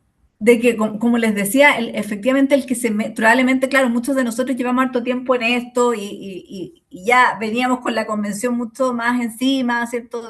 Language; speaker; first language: Spanish; native; Spanish